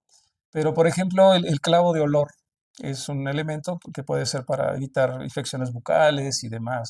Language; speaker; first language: Spanish; native; Spanish